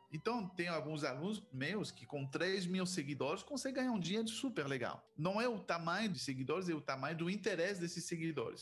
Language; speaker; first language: Portuguese; non-native, fluent; French